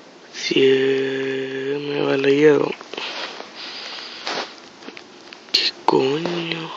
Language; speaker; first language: Spanish; native; Spanish